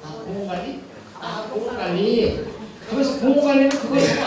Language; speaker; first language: Korean; native; Korean